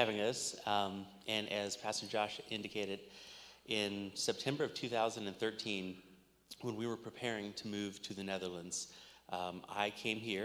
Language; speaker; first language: English; native; English